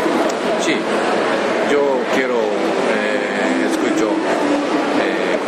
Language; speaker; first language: Spanish; non-native, learner; Japanese